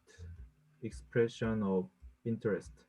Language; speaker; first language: English; non-native, learner; Korean